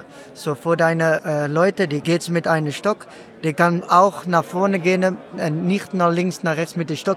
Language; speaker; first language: German; non-native, learner; Dutch